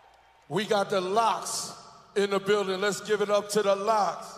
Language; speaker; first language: English; native; English